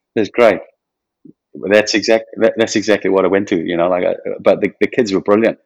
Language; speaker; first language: English; native; English